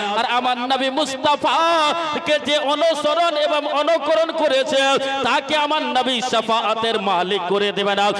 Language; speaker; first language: Bangla; non-native, local second language; Urdu